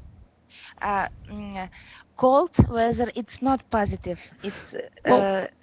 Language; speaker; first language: English; non-native, learner; Russian